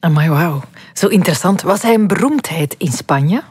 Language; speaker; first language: Dutch; native; Dutch